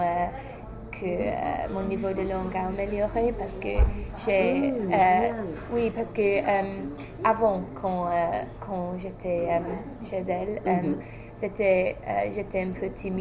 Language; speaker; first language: French; non-native, fluent; English